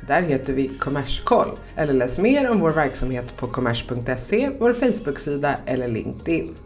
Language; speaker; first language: Swedish; native; Swedish